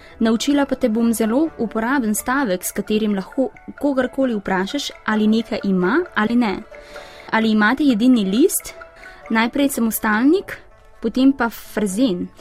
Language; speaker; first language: Slovenian; non-native, fluent; Chinese